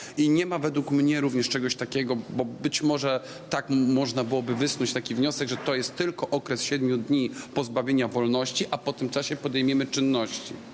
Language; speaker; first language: Polish; native; Polish